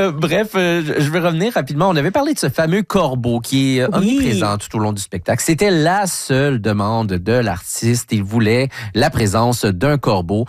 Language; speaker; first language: French; native; French